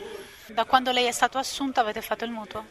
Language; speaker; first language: Italian; native; Italian